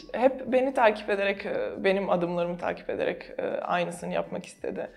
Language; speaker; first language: Turkish; non-native, fluent; Serbian